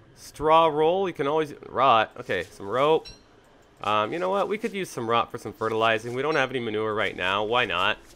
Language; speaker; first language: English; native; English